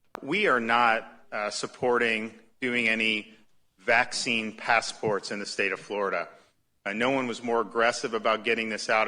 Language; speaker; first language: English; native; English